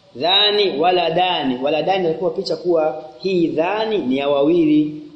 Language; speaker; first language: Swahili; native; Swahili